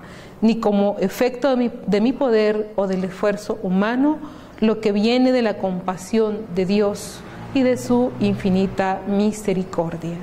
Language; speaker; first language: Spanish; native; Spanish